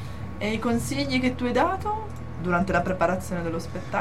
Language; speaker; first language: Italian; native; Italian